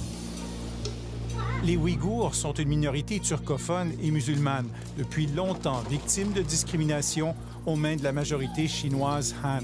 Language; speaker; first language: French; native; French